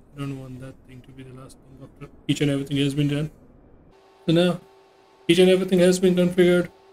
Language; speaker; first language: English; non-native, local second language; Hindi